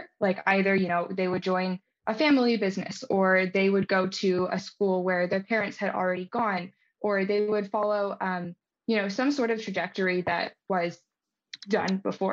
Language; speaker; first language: English; native; English